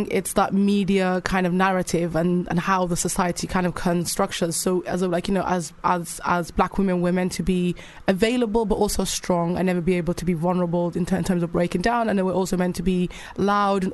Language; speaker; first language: English; native; English